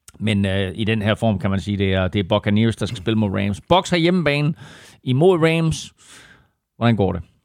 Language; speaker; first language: Danish; native; Danish